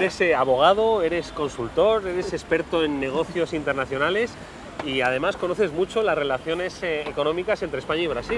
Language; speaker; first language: Spanish; native; Spanish